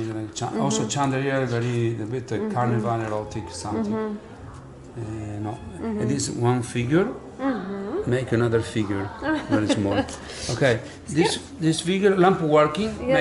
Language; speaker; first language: English; non-native, learner; Italian